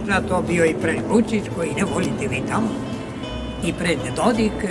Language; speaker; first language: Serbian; early bilingual, heritage; Greek